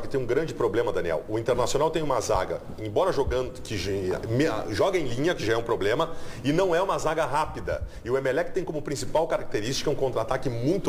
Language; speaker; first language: Portuguese; native; Portuguese